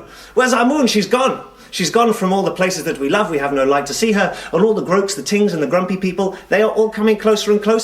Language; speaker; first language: English; native; English